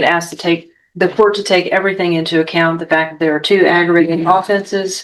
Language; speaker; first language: English; native; English